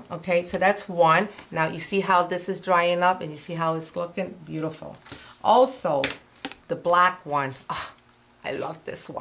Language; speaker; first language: English; non-native, fluent; Spanish